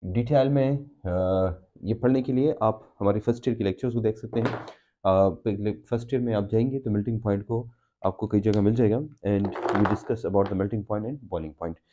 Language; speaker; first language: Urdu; non-native, local second language; Pashto